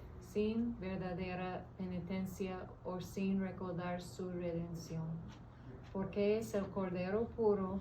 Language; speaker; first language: Spanish; early bilingual, heritage; English